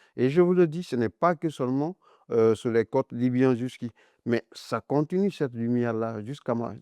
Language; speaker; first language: French; non-native, local second language; Mandingo